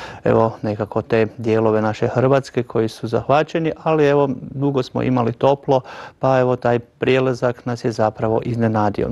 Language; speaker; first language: Croatian; native; Croatian